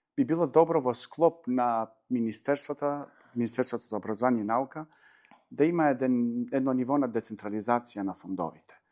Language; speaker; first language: Macedonian; non-native, local second language; Albanian